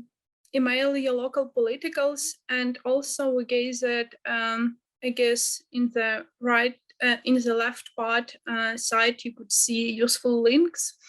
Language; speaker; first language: English; non-native, fluent; Ukrainian